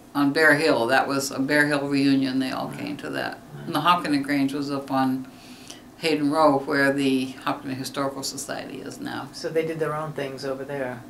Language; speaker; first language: English; native; English